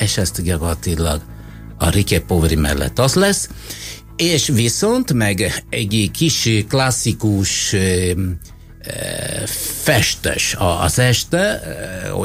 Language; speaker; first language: Hungarian; non-native, fluent; Italian